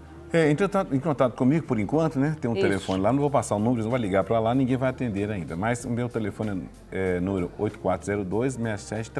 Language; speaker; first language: Portuguese; native; Portuguese